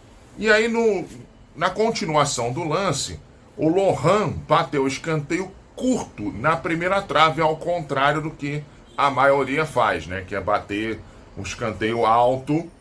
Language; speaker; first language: Portuguese; native; Portuguese